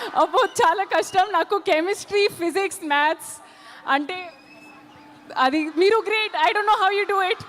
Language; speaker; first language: Telugu; non-native, learner; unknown